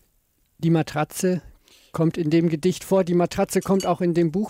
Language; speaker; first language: German; native; German